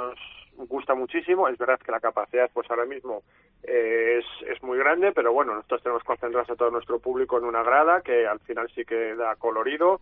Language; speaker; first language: Spanish; native; Spanish